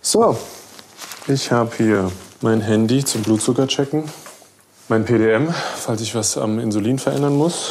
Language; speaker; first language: German; native; German